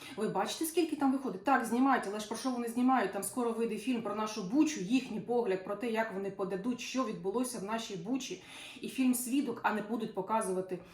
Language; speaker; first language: Ukrainian; non-native, local second language; Russian